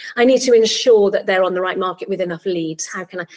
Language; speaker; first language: English; native; English